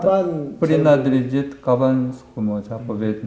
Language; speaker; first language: Russian; non-native, learner; Korean